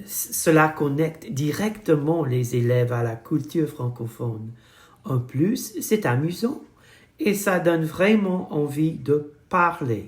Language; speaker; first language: French; non-native, fluent; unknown